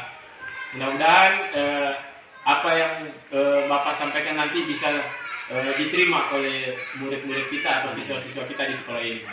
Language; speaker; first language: Indonesian; native; Indonesian